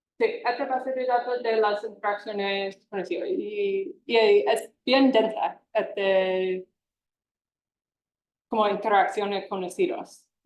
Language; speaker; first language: Spanish; non-native, fluent; English